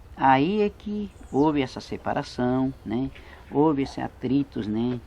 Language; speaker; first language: Portuguese; native; Portuguese